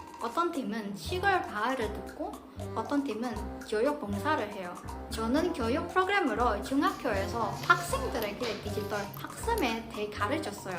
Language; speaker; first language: Korean; non-native, fluent; Indonesian